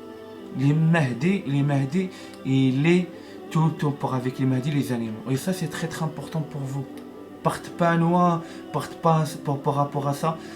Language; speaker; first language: French; non-native, learner; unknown